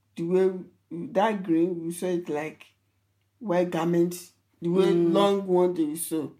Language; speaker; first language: English; non-native, local second language; Yoruba